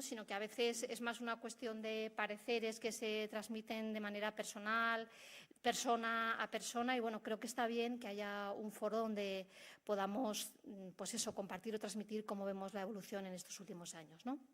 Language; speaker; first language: Spanish; native; Spanish